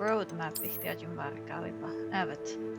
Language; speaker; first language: Turkish; non-native, learner; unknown